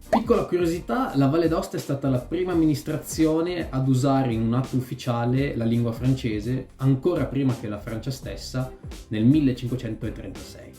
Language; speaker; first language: Italian; native; Italian